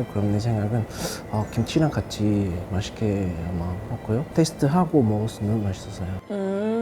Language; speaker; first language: Korean; non-native, learner; French